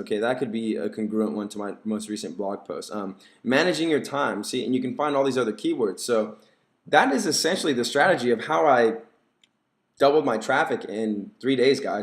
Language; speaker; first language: English; native; English